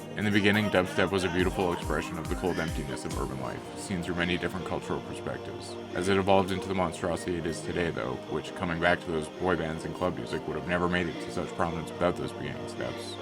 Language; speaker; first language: English; native; English